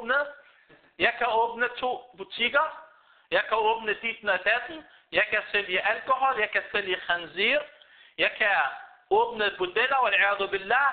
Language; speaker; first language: Danish; early bilingual, other home language; Arabic